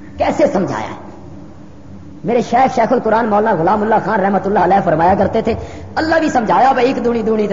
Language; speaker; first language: Urdu; non-native, local second language; Punjabi